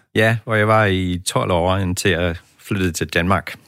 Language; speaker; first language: Danish; non-native, fluent; English